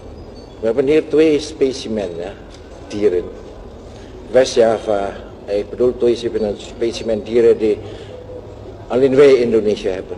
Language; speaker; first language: Dutch; non-native, local second language; Javanese